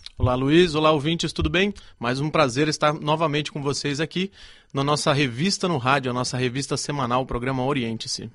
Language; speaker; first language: Portuguese; native; Portuguese